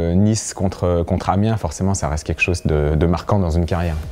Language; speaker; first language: French; native; French